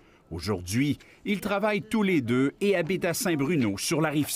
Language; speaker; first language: French; native; French